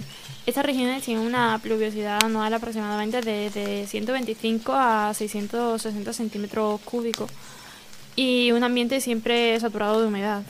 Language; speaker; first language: Spanish; native; Spanish